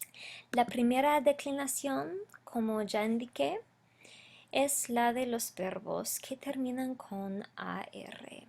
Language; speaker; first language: Spanish; non-native, fluent; English